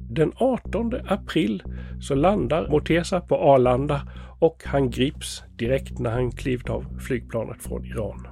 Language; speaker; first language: Swedish; native; Swedish